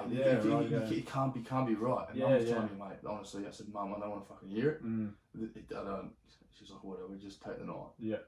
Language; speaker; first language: English; native; English